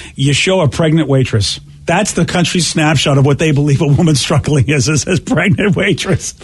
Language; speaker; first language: English; native; English